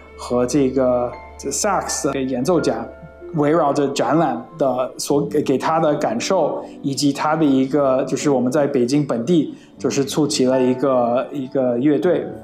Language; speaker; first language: Chinese; non-native, fluent; English